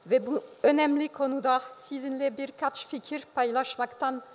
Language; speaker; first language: Turkish; non-native, fluent; French